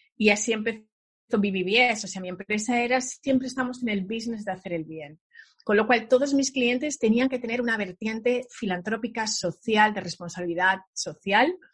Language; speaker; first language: Spanish; early bilingual, other home language; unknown